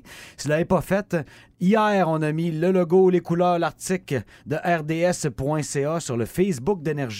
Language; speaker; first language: French; native; French